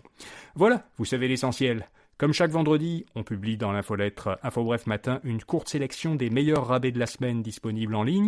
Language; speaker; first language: French; native; French